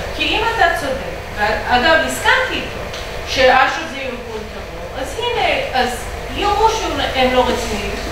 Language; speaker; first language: Hebrew; non-native, fluent; English